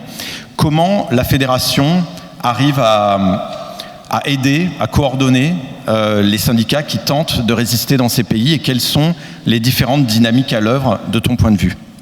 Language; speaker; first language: French; native; French